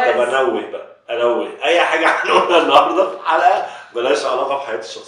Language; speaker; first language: Arabic; native; Arabic